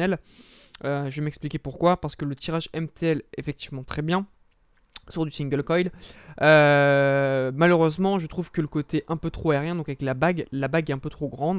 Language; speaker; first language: French; native; French